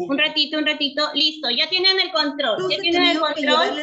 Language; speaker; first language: Spanish; native; Spanish